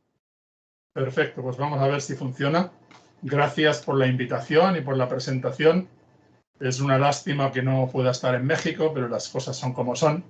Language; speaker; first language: Spanish; native; Spanish